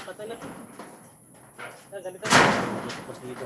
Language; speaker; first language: Filipino; non-native, learner; German